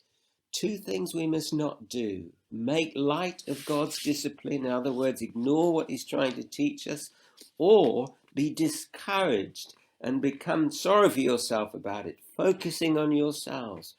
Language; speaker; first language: English; native; English